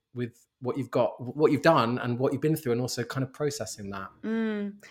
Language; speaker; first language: English; native; English